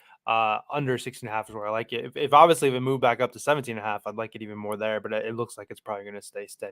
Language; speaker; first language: English; native; English